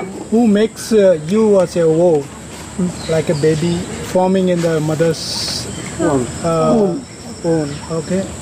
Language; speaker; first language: English; non-native, learner; Tamil